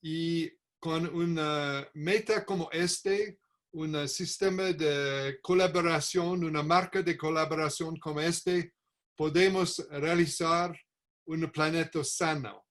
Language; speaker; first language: Spanish; non-native, learner; English